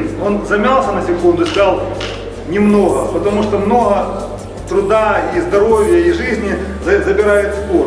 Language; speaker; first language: Russian; native; Russian